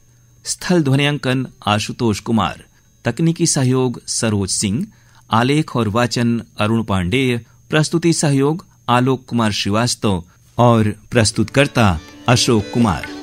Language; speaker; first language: Hindi; native; Hindi